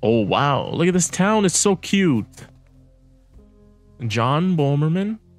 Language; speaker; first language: English; native; English